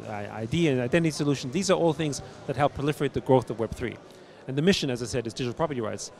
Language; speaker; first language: English; early bilingual, other home language; German